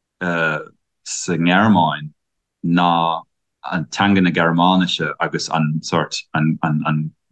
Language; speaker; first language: Irish; non-native, learner; German